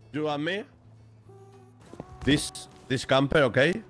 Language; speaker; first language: English; non-native, learner; Spanish